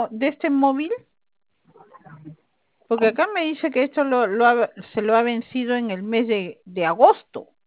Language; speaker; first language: Spanish; native; Spanish